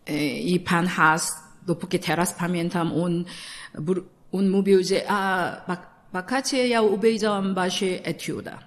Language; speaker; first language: Polish; non-native, learner; Korean